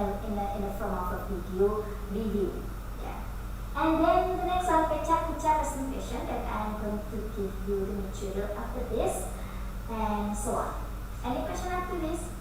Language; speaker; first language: English; non-native, fluent; Indonesian